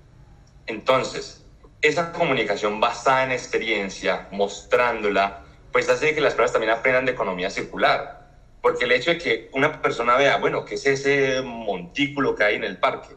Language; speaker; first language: Spanish; native; Spanish